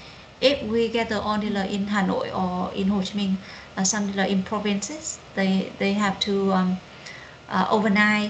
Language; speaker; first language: English; non-native, learner; Vietnamese